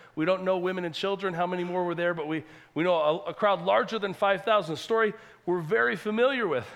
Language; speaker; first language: English; native; English